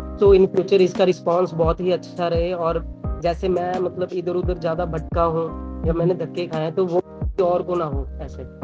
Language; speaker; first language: Hindi; native; Hindi